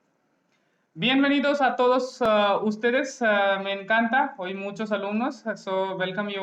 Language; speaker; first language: Spanish; non-native, learner; Hindi